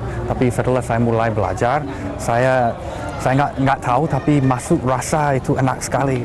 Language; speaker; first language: Indonesian; non-native, learner; English